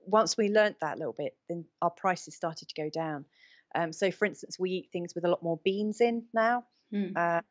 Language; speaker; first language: English; native; English